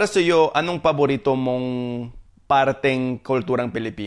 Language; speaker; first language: Filipino; non-native, fluent; English